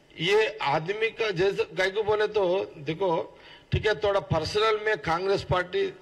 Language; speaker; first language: Hindi; non-native, local second language; Telugu